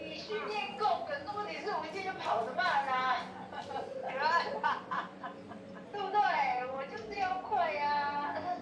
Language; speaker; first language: Chinese; native; Chinese